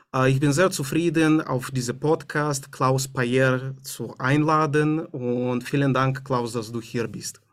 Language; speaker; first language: German; non-native, learner; Romanian